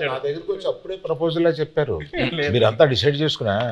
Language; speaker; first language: Telugu; native; Telugu